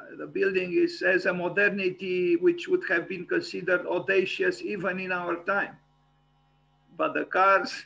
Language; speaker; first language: English; non-native, fluent; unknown